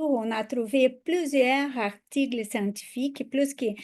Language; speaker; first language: French; non-native, fluent; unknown